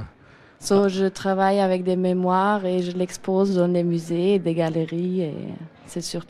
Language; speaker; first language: French; non-native, learner; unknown